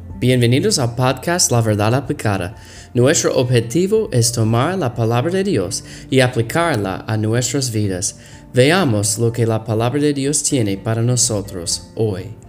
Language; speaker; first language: Spanish; non-native, fluent; English